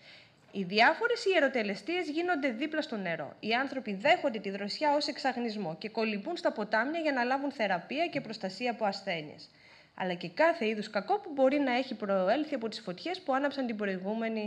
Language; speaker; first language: Greek; native; Greek